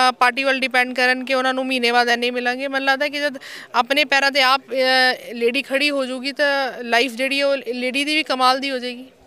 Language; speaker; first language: Punjabi; native; Punjabi